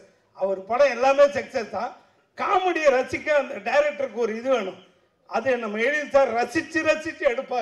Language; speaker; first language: Tamil; native; Tamil